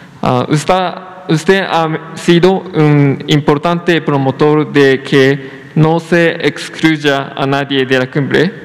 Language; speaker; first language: Spanish; non-native, fluent; Japanese